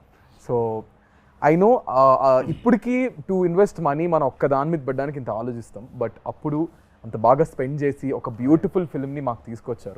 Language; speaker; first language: Telugu; native; Telugu